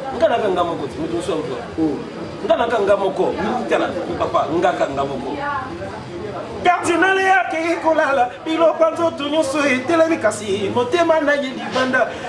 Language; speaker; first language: Lingala; native; Lingala